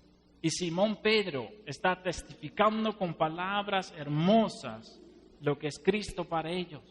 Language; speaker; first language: Spanish; non-native, fluent; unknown